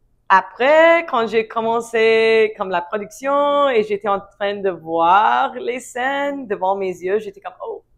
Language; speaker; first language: French; non-native, learner; English